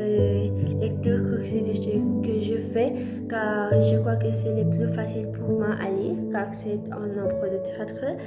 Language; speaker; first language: French; non-native, learner; Spanish